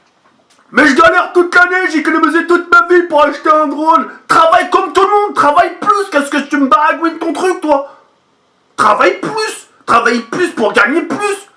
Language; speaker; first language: French; native; French